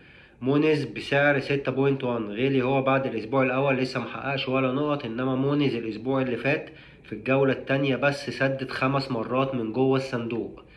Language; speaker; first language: Arabic; native; Arabic